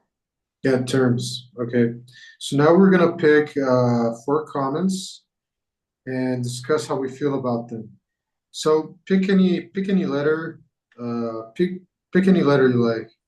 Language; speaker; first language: English; non-native, fluent; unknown